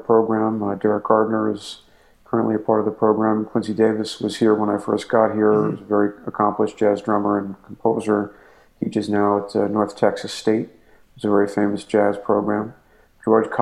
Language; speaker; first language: English; native; English